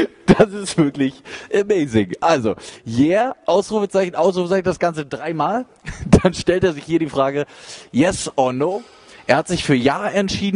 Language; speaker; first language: German; native; German